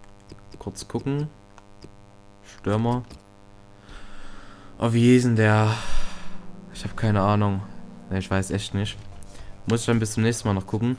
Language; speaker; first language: German; native; German